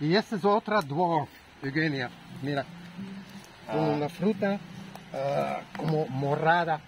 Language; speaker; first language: Spanish; non-native, fluent; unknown